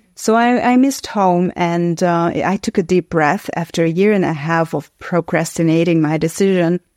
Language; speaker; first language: English; non-native, fluent; Hungarian